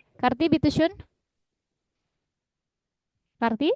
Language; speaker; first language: German; non-native, fluent; Indonesian